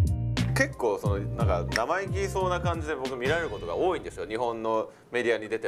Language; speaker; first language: Japanese; native; Japanese